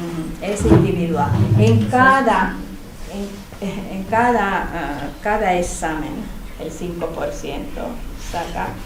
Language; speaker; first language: Spanish; non-native, fluent; Finnish